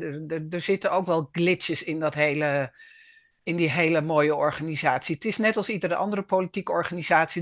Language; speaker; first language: Dutch; native; Dutch